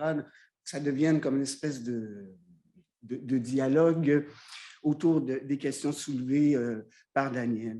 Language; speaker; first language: French; native; French